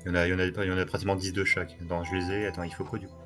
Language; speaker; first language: French; native; French